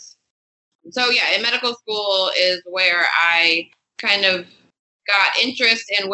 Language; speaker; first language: English; native; English